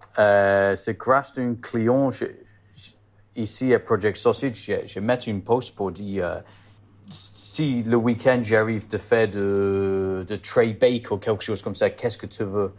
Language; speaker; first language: French; non-native, learner; English